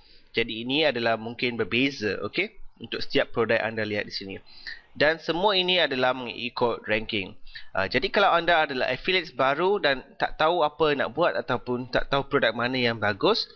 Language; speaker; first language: Malay; native; Malay